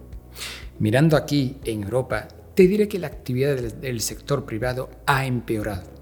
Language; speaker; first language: Spanish; native; Spanish